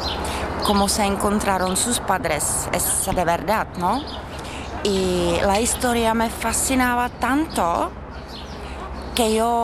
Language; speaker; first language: Spanish; non-native, fluent; Czech